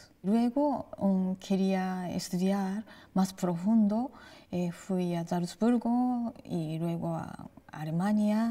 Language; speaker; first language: Spanish; non-native, learner; Japanese